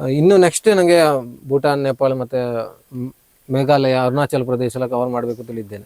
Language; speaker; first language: Kannada; non-native, local second language; Malayalam